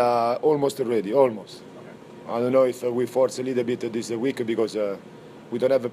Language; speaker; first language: English; non-native, fluent; Italian